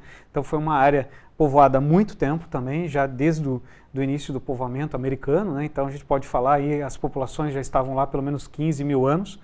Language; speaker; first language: Portuguese; native; Portuguese